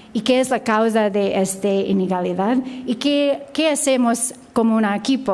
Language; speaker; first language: Spanish; non-native, learner; English